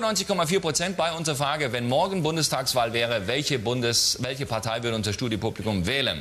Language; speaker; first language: German; native; German